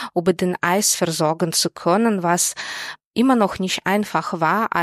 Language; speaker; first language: German; non-native, fluent; Russian